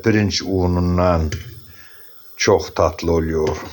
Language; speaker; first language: Turkish; non-native, learner; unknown